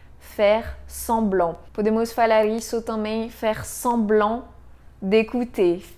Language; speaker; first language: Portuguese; non-native, fluent; French